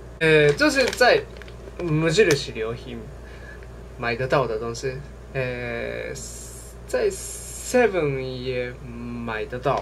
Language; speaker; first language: Chinese; non-native, fluent; Japanese